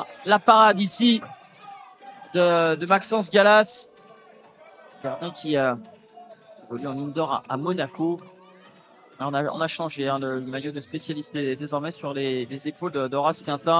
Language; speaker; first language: French; native; French